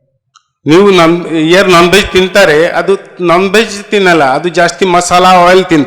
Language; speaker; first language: Kannada; non-native, local second language; Odia